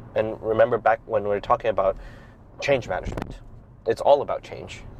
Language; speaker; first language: English; non-native, local second language; Cantonese